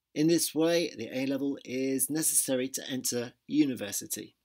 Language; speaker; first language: English; native; English